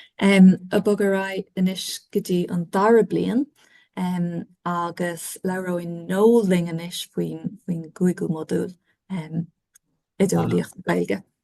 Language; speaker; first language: Irish; native; Irish